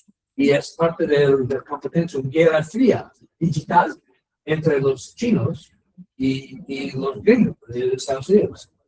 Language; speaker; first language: Spanish; non-native, learner; English